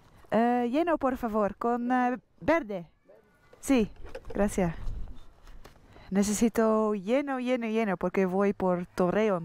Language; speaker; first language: Spanish; non-native, learner; Dutch